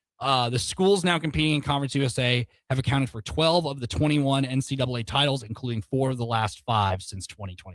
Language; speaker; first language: English; native; English